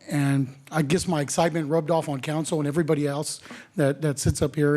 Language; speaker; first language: English; native; English